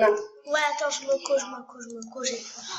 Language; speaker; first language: French; native; French